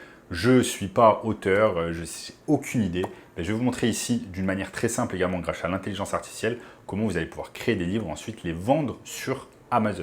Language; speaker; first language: French; native; French